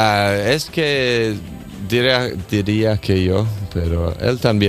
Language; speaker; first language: Spanish; non-native, learner; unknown